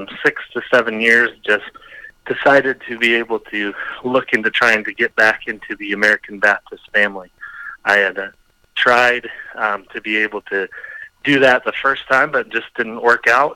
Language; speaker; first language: English; native; English